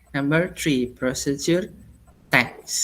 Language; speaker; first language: English; non-native, learner; Indonesian